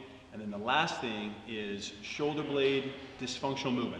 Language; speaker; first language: English; native; English